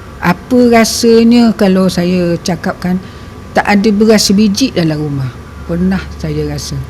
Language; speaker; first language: Malay; native; Malay